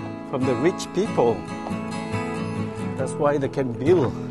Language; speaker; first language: English; non-native, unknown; Indonesian